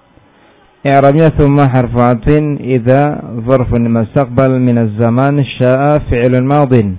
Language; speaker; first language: Arabic; non-native, fluent; Indonesian